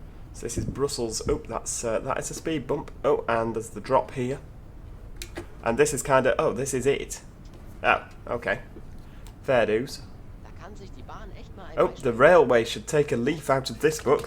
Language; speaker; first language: English; native; English